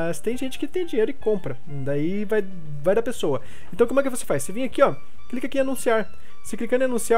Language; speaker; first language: Portuguese; native; Portuguese